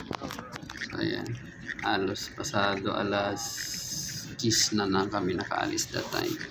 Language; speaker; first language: Filipino; native; Filipino